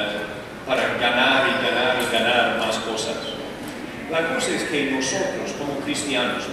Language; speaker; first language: Spanish; non-native, fluent; English